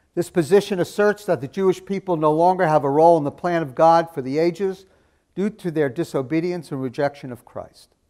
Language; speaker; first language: English; native; English